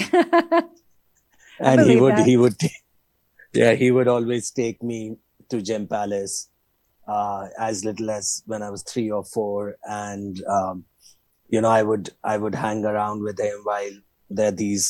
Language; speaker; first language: English; non-native, local second language; Hindi